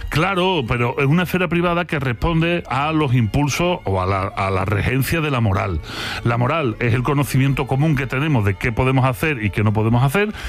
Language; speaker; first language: Spanish; native; Spanish